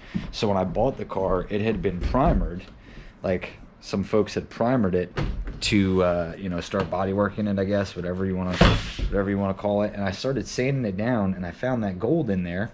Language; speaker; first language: English; native; English